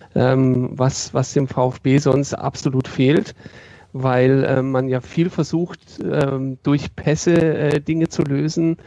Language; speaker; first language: German; native; German